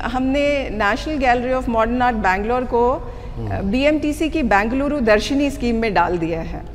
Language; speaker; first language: Hindi; native; Hindi